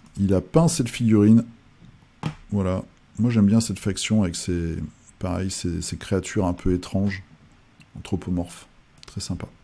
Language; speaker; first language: French; native; French